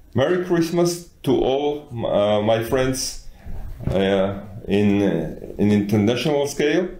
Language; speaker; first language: English; non-native, fluent; Georgian